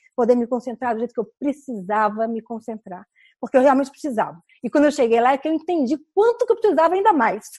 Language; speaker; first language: Portuguese; native; Portuguese